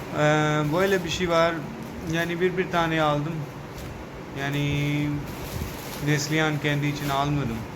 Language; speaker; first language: Turkish; non-native, learner; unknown